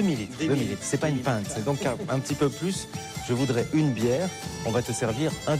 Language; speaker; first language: French; native; French